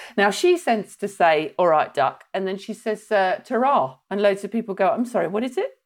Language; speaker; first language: English; native; English